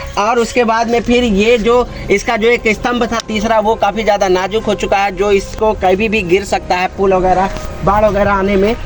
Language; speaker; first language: Hindi; native; Hindi